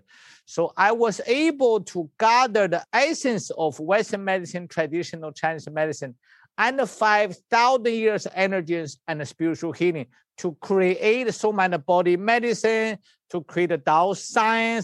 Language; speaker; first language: English; non-native, learner; Chinese